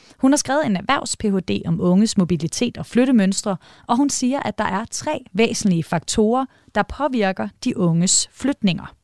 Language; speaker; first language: Danish; native; Danish